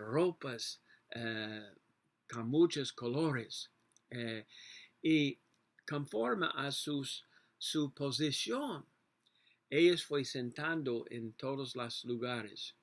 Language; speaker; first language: Spanish; non-native, learner; English